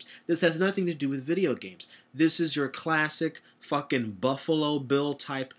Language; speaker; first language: English; native; English